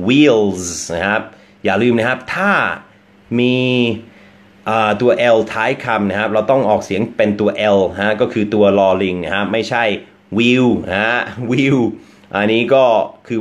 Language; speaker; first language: Thai; non-native, fluent; English